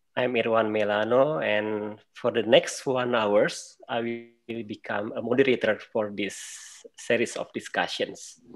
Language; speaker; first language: English; non-native, fluent; Indonesian